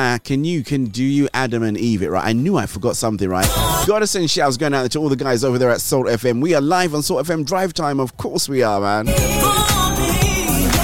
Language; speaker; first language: English; non-native, local second language; Yoruba